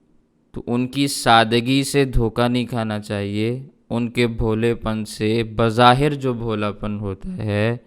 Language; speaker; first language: Urdu; native; Urdu